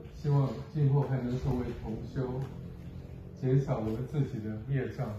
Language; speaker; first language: Chinese; native; Chinese